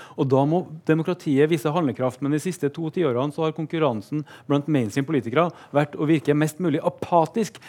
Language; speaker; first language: Norwegian; native; Norwegian